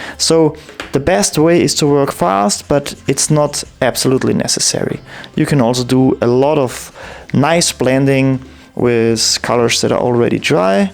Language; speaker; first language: English; non-native, fluent; German